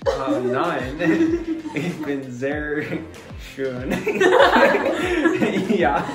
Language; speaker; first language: German; non-native, learner; English